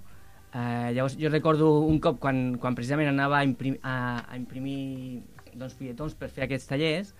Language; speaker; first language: Catalan; native; Catalan